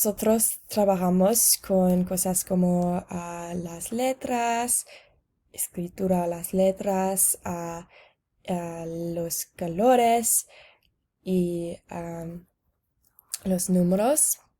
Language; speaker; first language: Spanish; non-native, learner; English